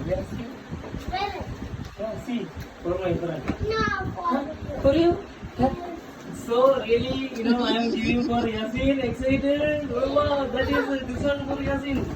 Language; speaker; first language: English; non-native, learner; Malayalam